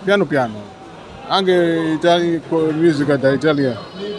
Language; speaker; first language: Italian; non-native, learner; Shona